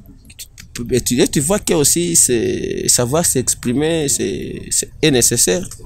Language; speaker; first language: French; non-native, local second language; Rundi